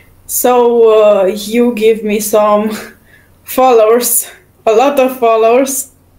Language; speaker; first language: English; non-native, learner; Romanian